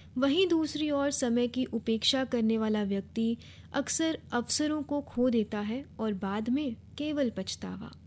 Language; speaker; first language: Hindi; native; Hindi